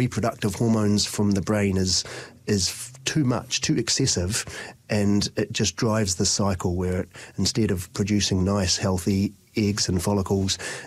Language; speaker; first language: English; native; English